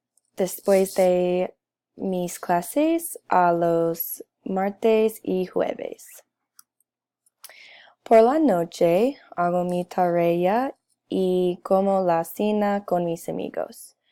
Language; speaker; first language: Spanish; non-native, learner; English